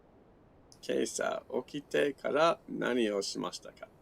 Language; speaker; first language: Japanese; non-native, learner; English